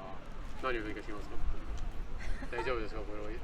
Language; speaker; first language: Japanese; non-native, learner; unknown